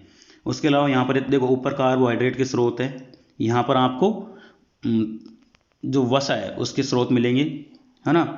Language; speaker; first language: Hindi; native; Hindi